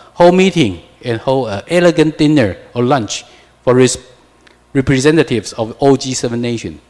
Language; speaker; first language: English; non-native, learner; Chinese